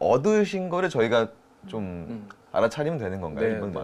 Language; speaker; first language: Korean; native; Korean